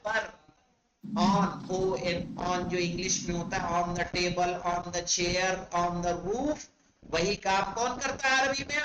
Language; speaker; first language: Urdu; native; Urdu